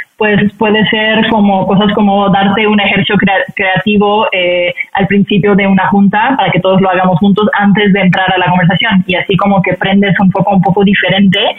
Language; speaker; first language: Spanish; non-native, fluent; French